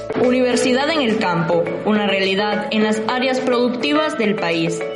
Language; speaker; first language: Spanish; native; Spanish